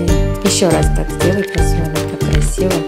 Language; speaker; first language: Russian; native; Russian